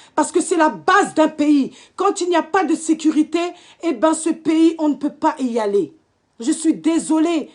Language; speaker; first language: French; native; French